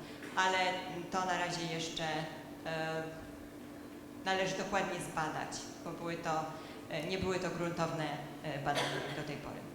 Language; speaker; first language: Polish; native; Polish